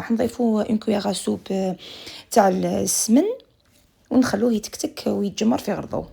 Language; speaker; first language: Arabic; native; Arabic